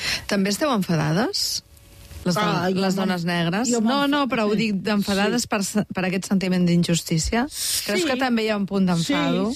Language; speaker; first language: Catalan; native; Catalan